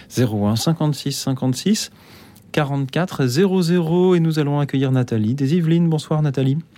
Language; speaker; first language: French; native; French